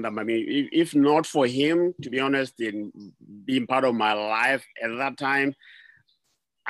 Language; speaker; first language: English; non-native, local second language; Southern Sotho